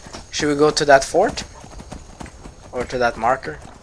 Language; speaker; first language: English; non-native, fluent; Swedish